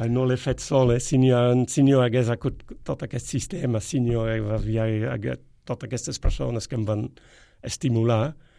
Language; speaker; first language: Catalan; non-native, fluent; Dutch